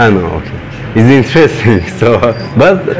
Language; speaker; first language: English; non-native, learner; Turkish